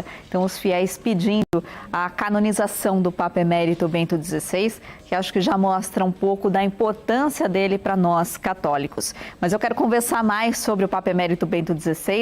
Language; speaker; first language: Portuguese; native; Portuguese